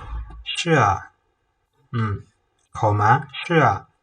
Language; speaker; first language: Chinese; non-native, fluent; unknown